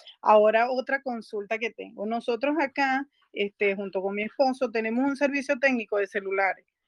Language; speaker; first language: Spanish; native; Spanish